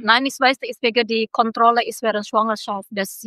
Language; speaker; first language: German; non-native, local second language; Indonesian